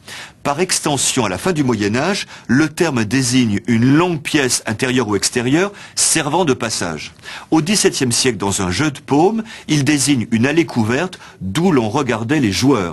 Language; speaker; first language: French; native; French